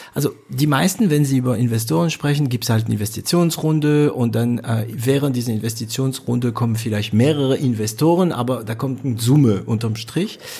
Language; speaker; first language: German; non-native, fluent; French